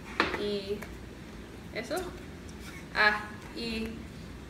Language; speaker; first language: Spanish; non-native, learner; English